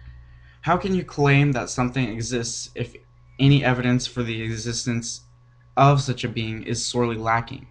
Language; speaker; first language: English; native; English